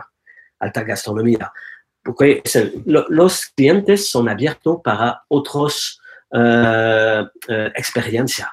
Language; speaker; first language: Spanish; non-native, learner; French